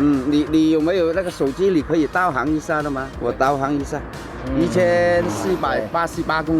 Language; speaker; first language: Chinese; native; Chinese